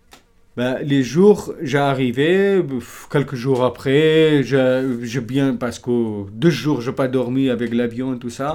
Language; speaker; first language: French; non-native, learner; Kurdish